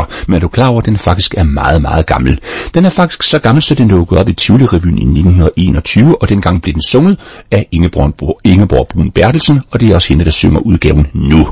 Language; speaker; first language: Danish; native; Danish